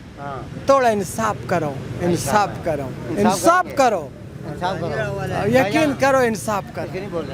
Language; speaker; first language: Hindi; non-native, local second language; Pashto